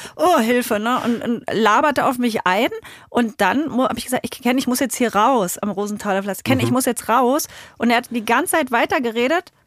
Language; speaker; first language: German; native; German